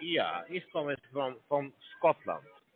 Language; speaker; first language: German; non-native, learner; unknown